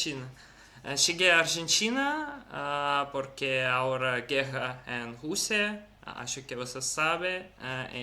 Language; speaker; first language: Portuguese; non-native, learner; Russian